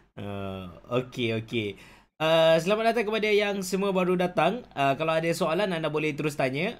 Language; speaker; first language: Malay; native; Malay